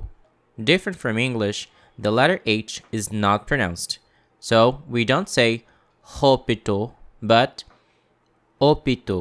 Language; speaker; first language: English; non-native, fluent; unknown